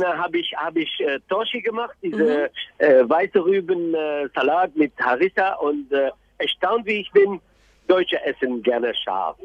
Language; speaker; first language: German; non-native, fluent; Arabic